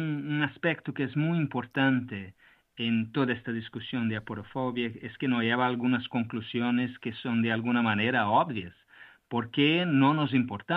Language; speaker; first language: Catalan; non-native, learner; Portuguese